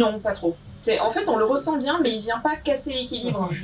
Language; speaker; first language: French; native; French